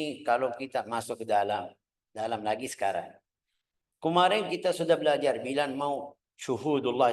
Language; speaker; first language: Indonesian; non-native, fluent; Arabic